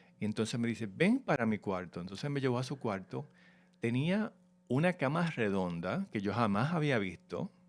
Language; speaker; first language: Spanish; native; Spanish